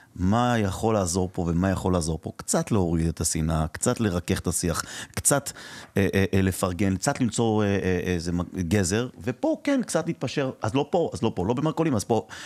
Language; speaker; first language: Hebrew; early bilingual, other home language; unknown